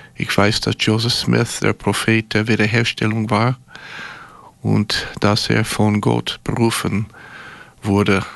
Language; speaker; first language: German; non-native, fluent; English